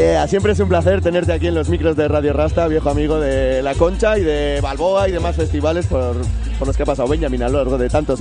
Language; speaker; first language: Spanish; native; Spanish